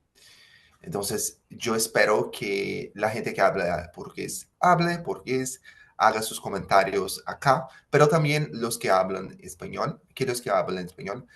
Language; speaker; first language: Spanish; non-native, fluent; Portuguese